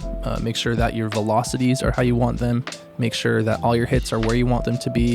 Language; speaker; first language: English; native; English